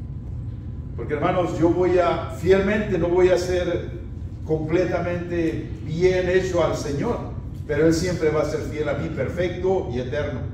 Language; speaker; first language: Spanish; native; Spanish